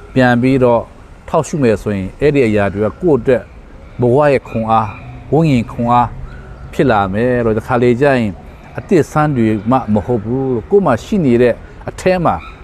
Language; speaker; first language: Burmese; non-native, local second language; Hakha Chin